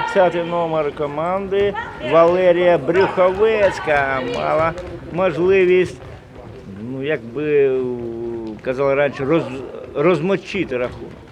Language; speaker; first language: Ukrainian; non-native, local second language; Russian